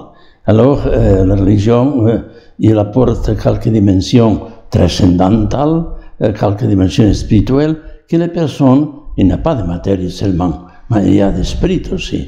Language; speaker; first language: French; non-native, learner; Catalan